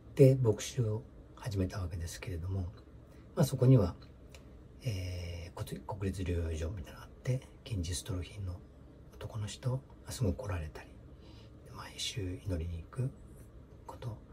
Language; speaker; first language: Japanese; native; Japanese